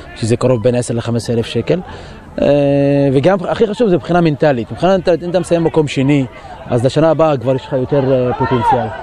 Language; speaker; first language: Hebrew; non-native, local second language; Arabic